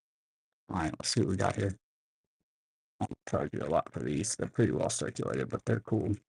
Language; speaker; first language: English; native; English